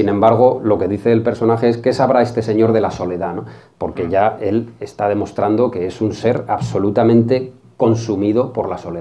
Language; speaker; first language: Spanish; native; Spanish